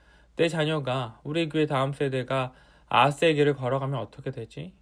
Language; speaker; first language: Korean; native; Korean